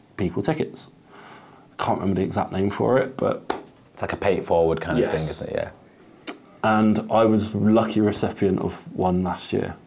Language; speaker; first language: English; native; English